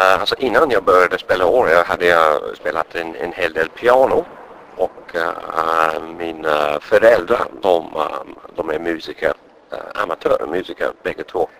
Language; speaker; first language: Swedish; non-native, fluent; English